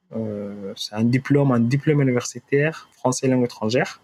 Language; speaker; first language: French; non-native, fluent; Arabic